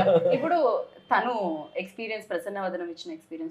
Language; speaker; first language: Telugu; native; Telugu